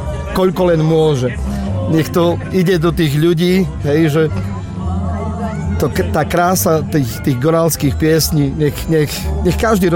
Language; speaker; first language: Slovak; native; Slovak